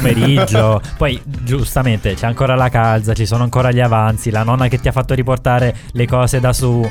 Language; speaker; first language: Italian; native; Italian